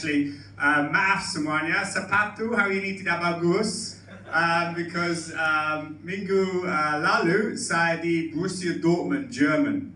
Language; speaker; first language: Indonesian; non-native, learner; English